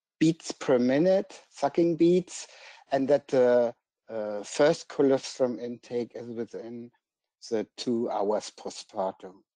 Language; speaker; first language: English; non-native, fluent; German